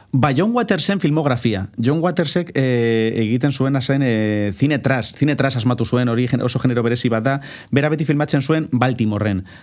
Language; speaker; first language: Basque; non-native, local second language; Spanish